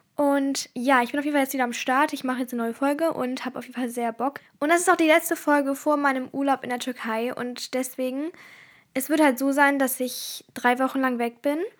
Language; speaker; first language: German; early bilingual, other home language; Turkish